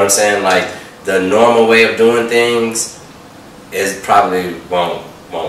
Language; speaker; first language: English; native; English